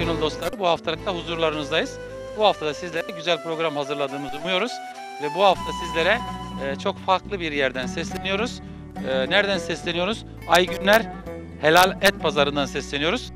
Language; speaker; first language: Turkish; native; Turkish